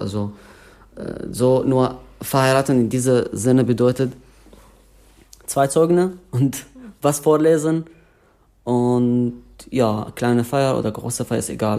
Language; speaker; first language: German; non-native, fluent; Arabic